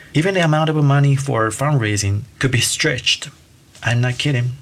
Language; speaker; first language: English; non-native, fluent; Chinese